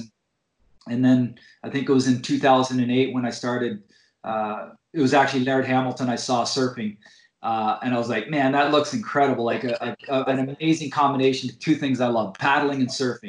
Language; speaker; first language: English; native; English